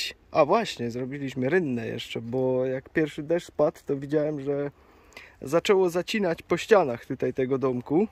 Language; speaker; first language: Polish; native; Polish